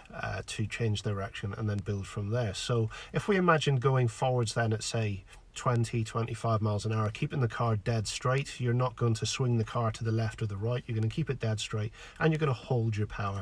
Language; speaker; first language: English; native; English